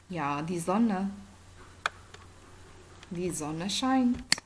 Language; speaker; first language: German; non-native, fluent; Arabic